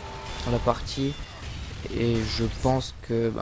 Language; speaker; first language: French; native; French